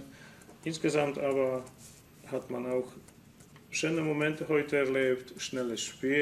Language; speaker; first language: German; non-native, fluent; Polish